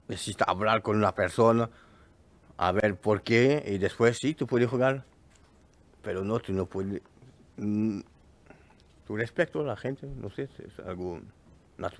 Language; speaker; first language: Spanish; non-native, learner; French